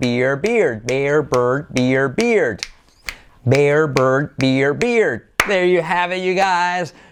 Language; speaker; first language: English; non-native, fluent; Spanish